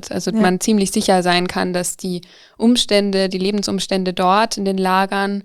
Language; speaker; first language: German; native; German